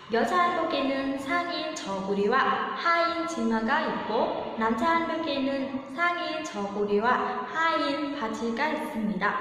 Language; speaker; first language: Korean; non-native, fluent; Vietnamese